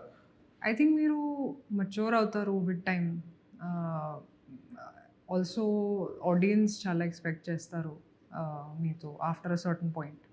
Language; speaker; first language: Telugu; non-native, local second language; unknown